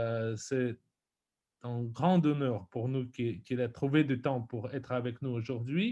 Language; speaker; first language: French; non-native, fluent; Russian